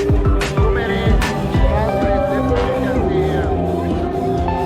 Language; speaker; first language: English; non-native, learner; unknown